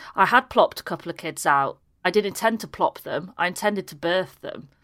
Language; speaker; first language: English; native; English